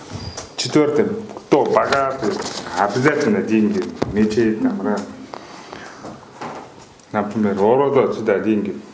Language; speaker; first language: Russian; non-native, learner; Kyrgyz